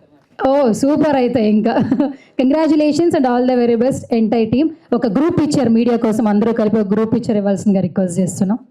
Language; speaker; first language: Telugu; native; Telugu